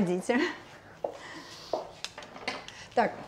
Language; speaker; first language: Russian; native; Russian